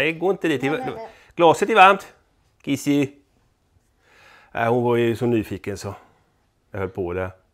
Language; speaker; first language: Swedish; native; Swedish